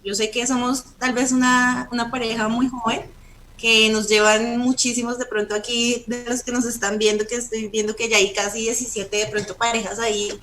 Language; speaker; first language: Spanish; native; Spanish